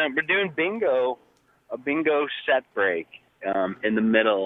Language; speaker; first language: English; native; English